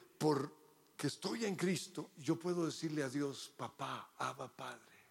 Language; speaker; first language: Spanish; early bilingual, other home language; English